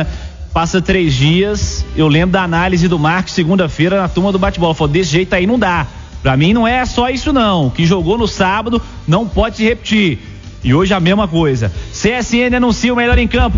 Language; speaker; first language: Portuguese; native; Portuguese